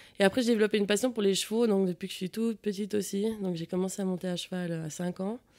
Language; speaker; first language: French; native; French